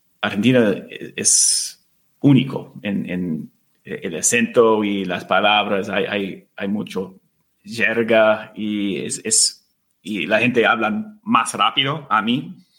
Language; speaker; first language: Spanish; non-native, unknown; English